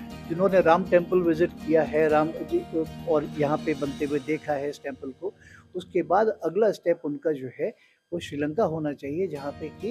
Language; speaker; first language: Hindi; native; Hindi